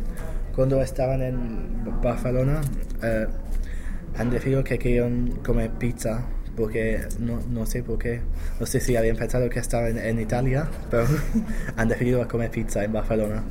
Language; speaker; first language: Spanish; non-native, learner; English